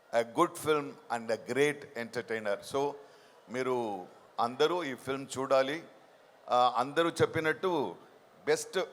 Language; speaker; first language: Telugu; non-native, local second language; Tamil